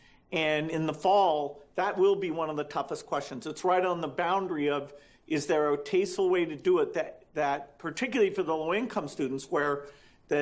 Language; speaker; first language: English; native; English